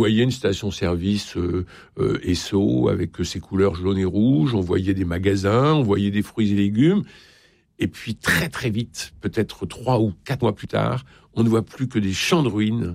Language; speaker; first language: French; native; French